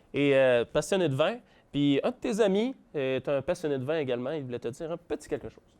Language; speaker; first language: French; native; French